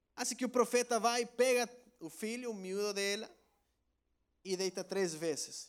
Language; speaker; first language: Portuguese; non-native, learner; Spanish